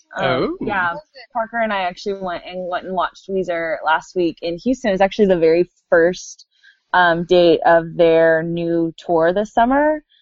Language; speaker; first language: English; native; English